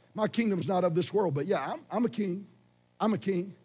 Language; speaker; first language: English; native; English